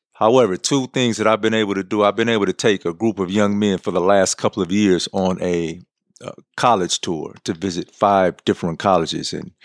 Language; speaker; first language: English; native; English